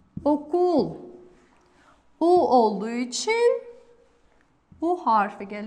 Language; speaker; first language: Turkish; non-native, fluent; Kazakh